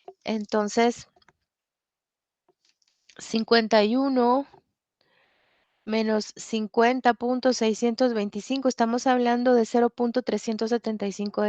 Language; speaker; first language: Spanish; native; Spanish